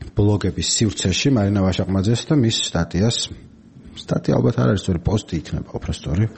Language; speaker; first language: Georgian; native; Georgian